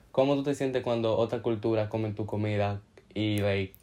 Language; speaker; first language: Spanish; early bilingual, heritage; Spanish